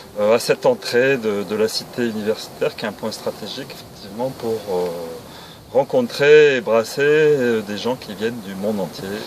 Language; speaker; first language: French; native; French